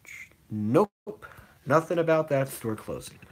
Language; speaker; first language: English; native; English